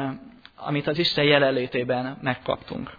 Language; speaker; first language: Hungarian; native; Hungarian